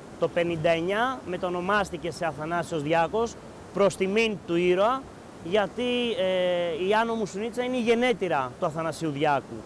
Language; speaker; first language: Greek; native; Greek